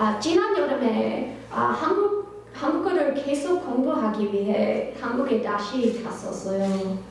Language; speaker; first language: Korean; non-native, fluent; English